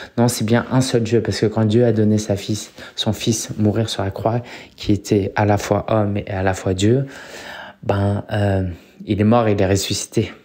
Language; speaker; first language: French; early bilingual, other home language; Chinese